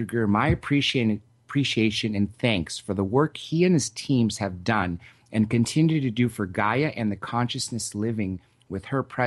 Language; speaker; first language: English; native; English